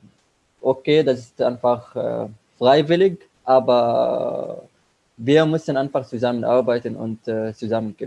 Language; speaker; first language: German; non-native, learner; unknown